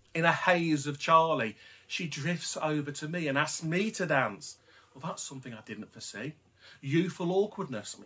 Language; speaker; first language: English; native; English